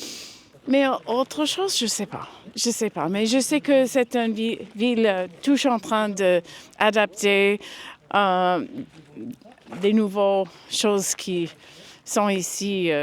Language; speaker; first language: French; non-native, fluent; English